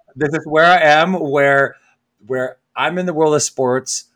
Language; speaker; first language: English; non-native, local second language; Filipino